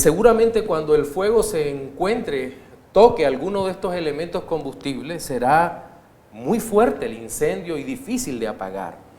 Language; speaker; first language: Spanish; native; Spanish